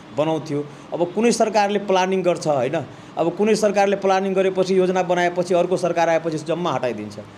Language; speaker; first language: Nepali; non-native, local second language; Maithili